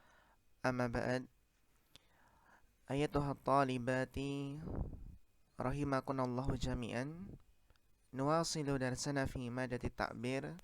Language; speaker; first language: Arabic; non-native, fluent; Indonesian